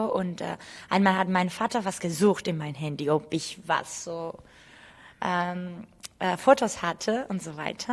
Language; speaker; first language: German; non-native, fluent; Georgian